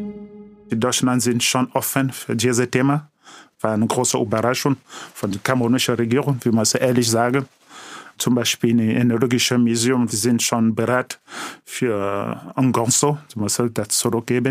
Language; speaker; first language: German; non-native, learner; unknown